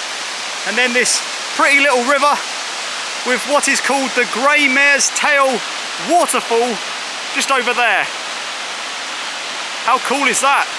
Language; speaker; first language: English; native; English